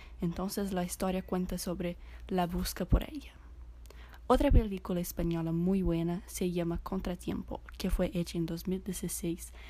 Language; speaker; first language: Spanish; non-native, fluent; Portuguese